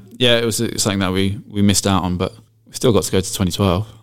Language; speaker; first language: English; native; English